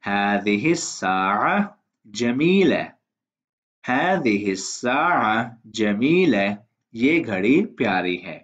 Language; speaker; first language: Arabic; non-native, fluent; Urdu